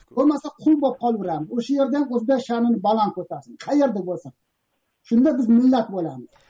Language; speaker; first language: Uzbek; native; Uzbek